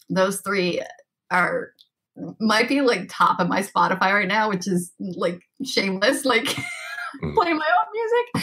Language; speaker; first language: English; native; English